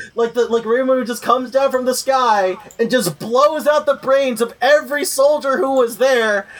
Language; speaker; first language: English; early bilingual, heritage; Spanish